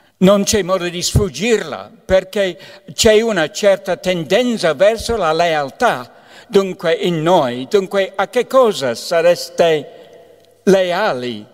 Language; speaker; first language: Italian; non-native, fluent; English